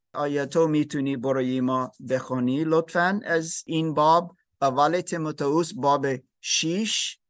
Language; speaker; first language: Persian; non-native, learner; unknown